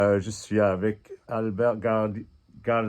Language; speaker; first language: French; non-native, fluent; English